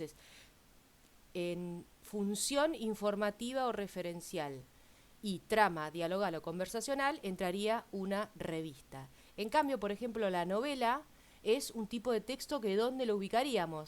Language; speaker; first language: Spanish; native; Spanish